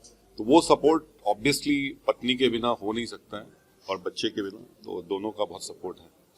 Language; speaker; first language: Hindi; native; Hindi